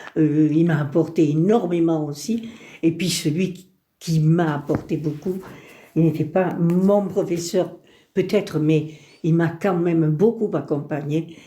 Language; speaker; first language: French; early bilingual, other home language; Spanish